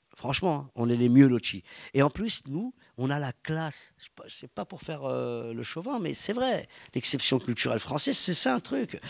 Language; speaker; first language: French; native; French